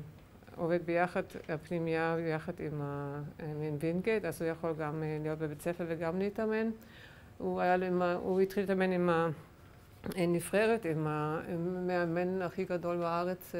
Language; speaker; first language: Hebrew; non-native, fluent; German